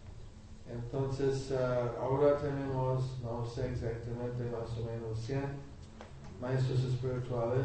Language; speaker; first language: Spanish; non-native, learner; English